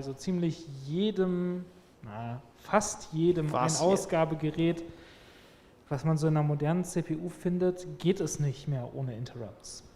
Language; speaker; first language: German; native; German